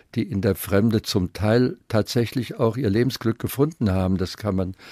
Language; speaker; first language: German; native; German